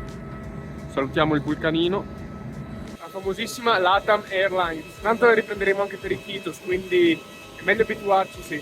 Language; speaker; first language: Italian; native; Italian